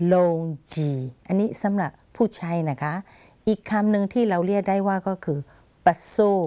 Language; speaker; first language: Thai; non-native, fluent; Burmese